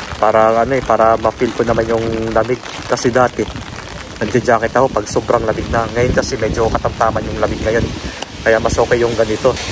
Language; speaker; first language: Filipino; native; Filipino